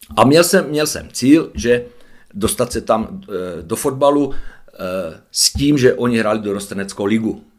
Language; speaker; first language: Czech; native; Czech